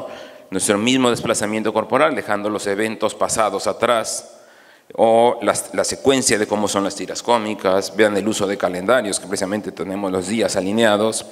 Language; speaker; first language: Spanish; native; Spanish